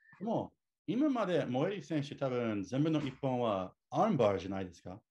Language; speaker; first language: Japanese; non-native, learner; English